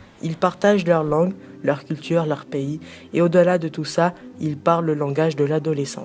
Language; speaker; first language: French; native; French